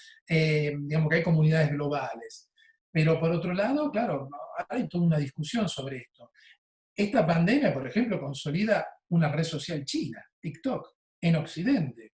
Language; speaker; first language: Spanish; native; Spanish